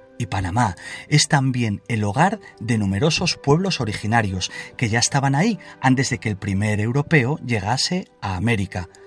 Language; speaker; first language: Spanish; native; Spanish